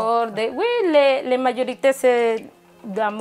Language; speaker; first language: French; non-native, learner; Spanish